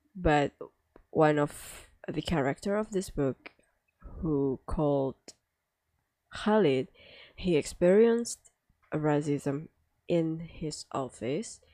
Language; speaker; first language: English; non-native, fluent; Indonesian